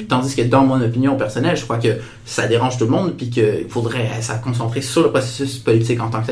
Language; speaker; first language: French; native; French